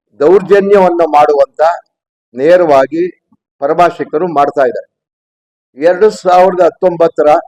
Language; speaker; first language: Kannada; native; Kannada